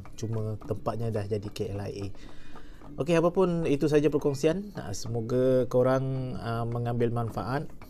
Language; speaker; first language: Malay; non-native, local second language; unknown